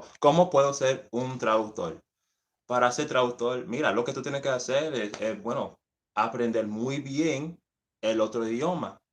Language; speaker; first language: Spanish; early bilingual, heritage; English